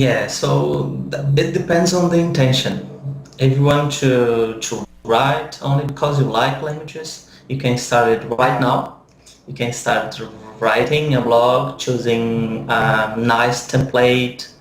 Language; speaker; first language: English; non-native, fluent; Portuguese